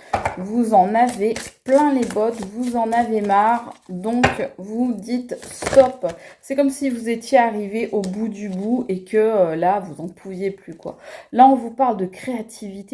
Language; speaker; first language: French; native; French